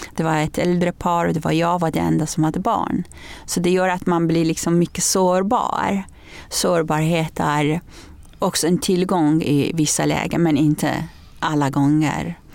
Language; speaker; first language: Swedish; non-native, fluent; Persian